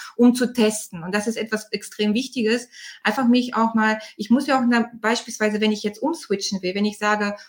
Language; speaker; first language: German; non-native, fluent; Bulgarian